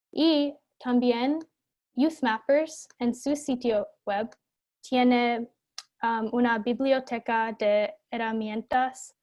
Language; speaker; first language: Spanish; non-native, fluent; English